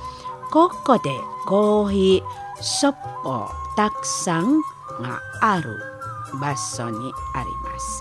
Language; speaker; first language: Japanese; non-native, fluent; Indonesian